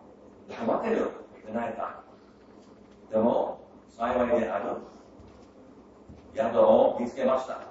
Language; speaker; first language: Japanese; non-native, fluent; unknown